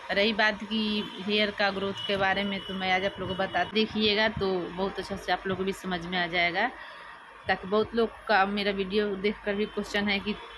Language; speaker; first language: Hindi; native; Hindi